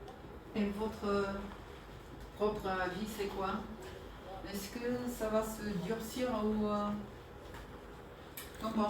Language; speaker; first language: French; non-native, fluent; Bulgarian